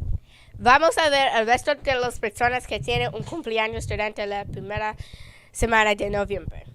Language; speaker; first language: Spanish; non-native, learner; English